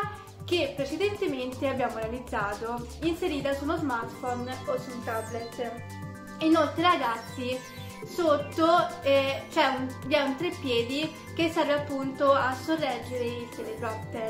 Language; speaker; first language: Italian; native; Italian